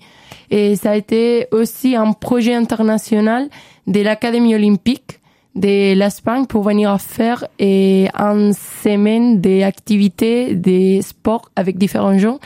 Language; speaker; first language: French; non-native, learner; Spanish